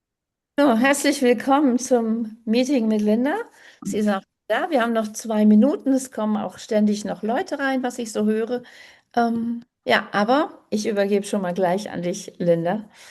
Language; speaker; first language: German; native; German